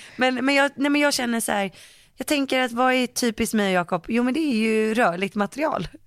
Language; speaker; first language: Swedish; native; Swedish